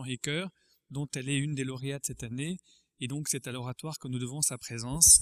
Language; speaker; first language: French; native; French